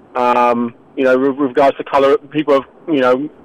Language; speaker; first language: English; native; English